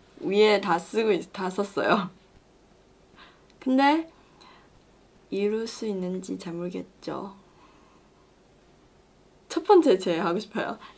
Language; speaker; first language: Korean; non-native, learner; Chinese